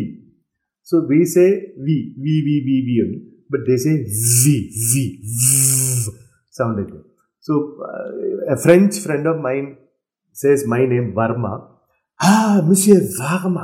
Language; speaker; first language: English; non-native, local second language; Malayalam